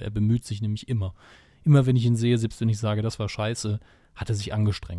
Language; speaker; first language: German; native; German